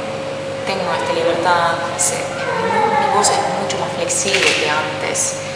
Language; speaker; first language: Spanish; non-native, fluent; Finnish